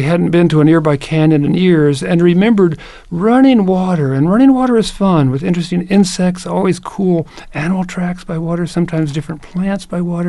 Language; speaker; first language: English; native; English